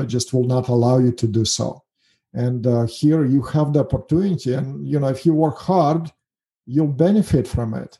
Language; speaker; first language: English; non-native, fluent; Russian